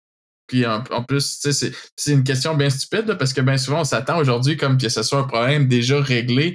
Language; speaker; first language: French; native; French